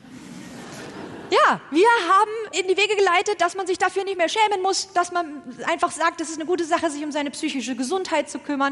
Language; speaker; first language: German; native; German